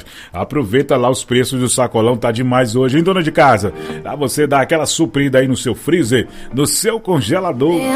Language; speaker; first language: Portuguese; native; Portuguese